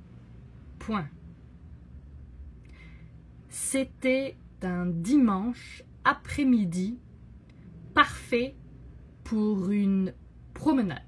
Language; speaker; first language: French; native; French